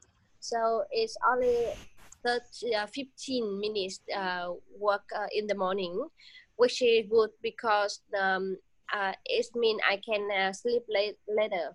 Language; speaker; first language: English; non-native, learner; Vietnamese